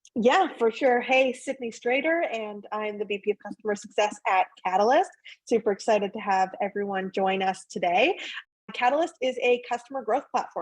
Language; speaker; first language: English; native; English